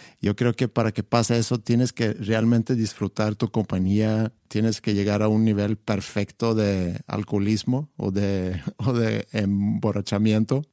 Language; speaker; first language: Spanish; non-native, fluent; Swedish